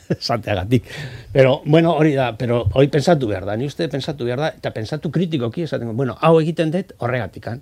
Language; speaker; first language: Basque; non-native, local second language; Spanish